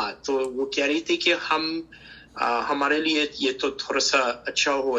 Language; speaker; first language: Hindi; early bilingual, heritage; Hindi